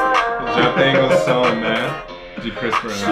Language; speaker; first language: Portuguese; non-native, fluent; English